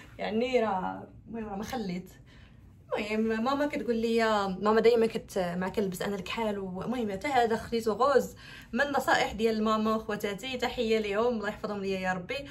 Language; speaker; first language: Arabic; native; Arabic